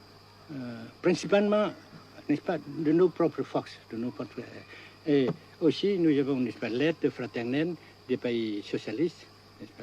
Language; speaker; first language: French; non-native, fluent; Vietnamese